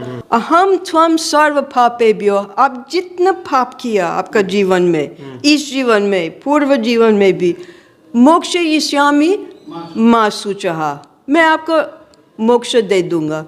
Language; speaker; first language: Hindi; non-native, fluent; English